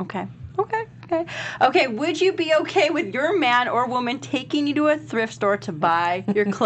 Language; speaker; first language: English; native; English